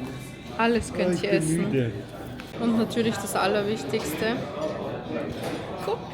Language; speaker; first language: German; early bilingual, other home language; Bosnian